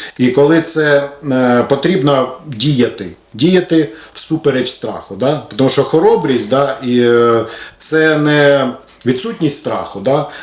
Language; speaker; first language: Ukrainian; non-native, local second language; Russian